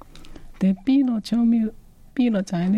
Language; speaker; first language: Japanese; non-native, fluent; Chinese